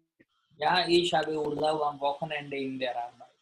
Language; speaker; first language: German; non-native, learner; Gujarati